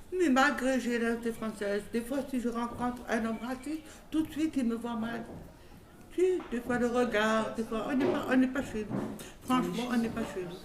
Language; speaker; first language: French; non-native, local second language; Arabic